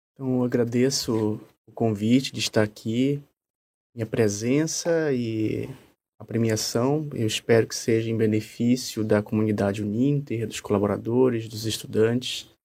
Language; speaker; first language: Portuguese; native; Portuguese